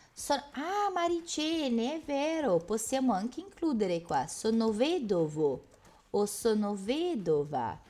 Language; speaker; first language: Italian; non-native, fluent; Portuguese